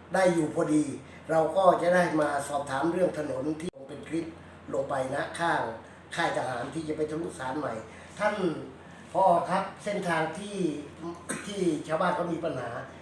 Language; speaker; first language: Thai; native; Thai